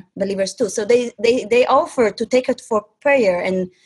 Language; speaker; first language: English; non-native, fluent; Hebrew